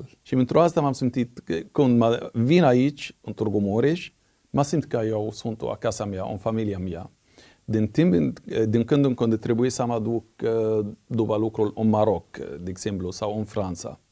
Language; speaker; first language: Romanian; non-native, fluent; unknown